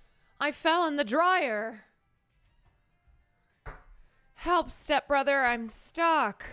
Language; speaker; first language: English; native; English